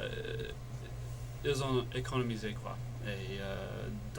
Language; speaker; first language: French; non-native, fluent; English